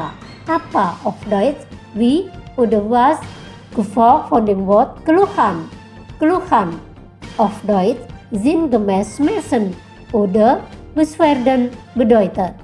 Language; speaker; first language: German; non-native, fluent; Indonesian